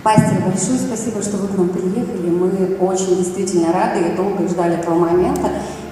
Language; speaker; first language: Russian; native; Russian